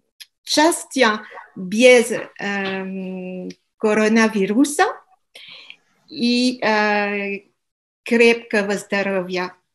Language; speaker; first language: Russian; non-native, learner; French